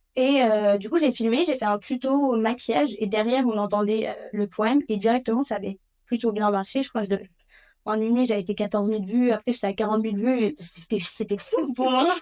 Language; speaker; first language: French; early bilingual, other home language; Spanish